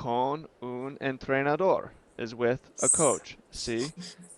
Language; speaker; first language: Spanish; non-native, learner; English